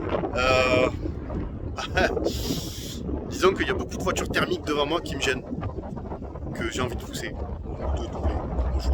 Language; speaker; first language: French; native; French